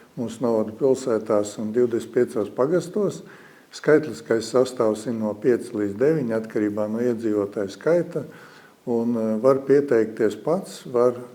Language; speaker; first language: Latvian; native; Latvian